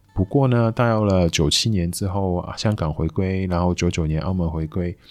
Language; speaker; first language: Chinese; non-native, local second language; Cantonese